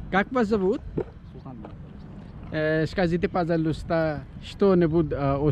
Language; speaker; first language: Russian; non-native, learner; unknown